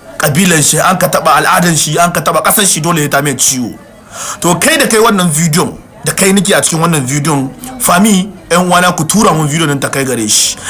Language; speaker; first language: Hausa; non-native, local second language; Tamasheq